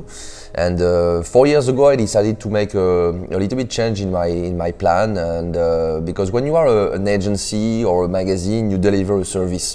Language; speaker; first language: English; non-native, fluent; French